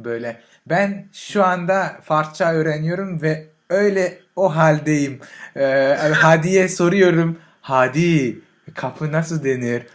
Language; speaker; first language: Turkish; non-native, learner; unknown